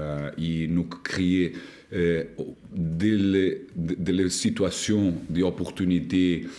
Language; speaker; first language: French; non-native, learner; Portuguese